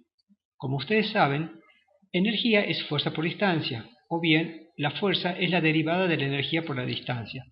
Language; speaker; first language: Spanish; native; Spanish